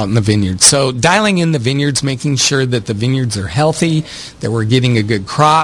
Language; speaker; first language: English; native; English